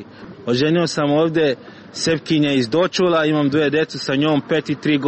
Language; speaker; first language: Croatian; non-native, learner; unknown